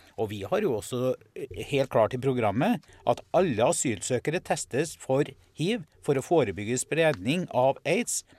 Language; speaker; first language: Norwegian; native; Norwegian